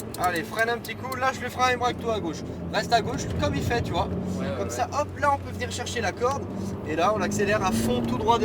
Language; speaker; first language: French; native; French